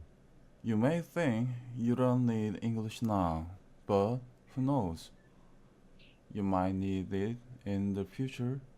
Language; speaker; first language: English; non-native, learner; Korean